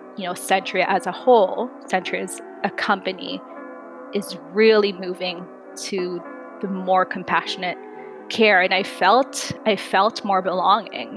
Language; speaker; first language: English; non-native, local second language; Filipino